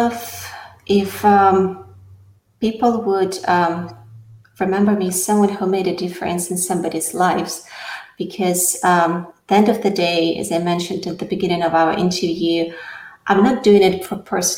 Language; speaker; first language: English; non-native, fluent; Russian